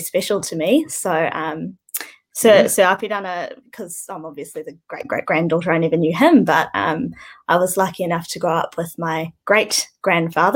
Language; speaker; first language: English; native; English